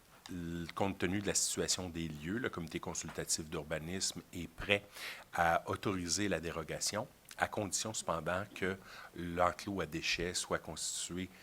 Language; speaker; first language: French; native; French